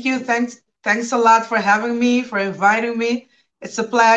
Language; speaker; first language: English; non-native, fluent; Papiamento